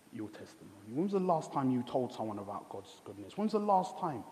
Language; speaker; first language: English; early bilingual, other home language; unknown